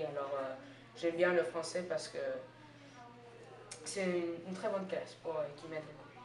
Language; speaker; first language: French; non-native, learner; English